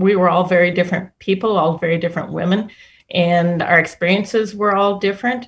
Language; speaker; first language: English; native; English